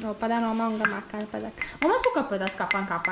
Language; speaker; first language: Indonesian; non-native, learner; Serbian